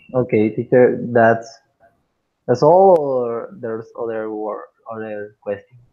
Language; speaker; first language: English; non-native, fluent; Spanish